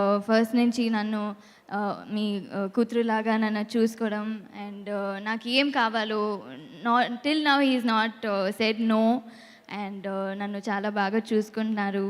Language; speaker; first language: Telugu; non-native, learner; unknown